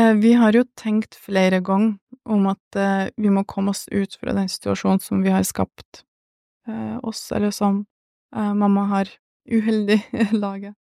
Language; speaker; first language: Norwegian; early bilingual, other home language; Russian